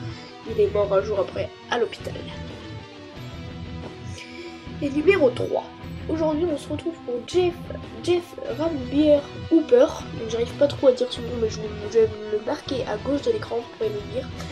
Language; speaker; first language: French; native; French